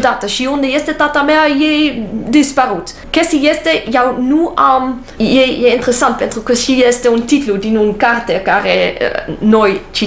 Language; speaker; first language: Romanian; non-native, learner; English